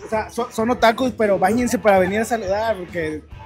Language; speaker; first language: Spanish; native; Spanish